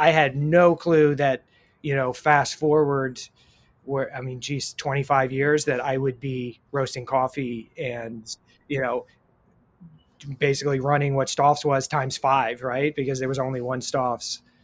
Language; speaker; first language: English; native; English